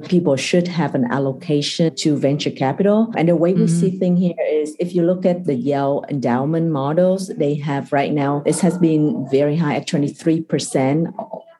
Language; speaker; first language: English; non-native, fluent; Vietnamese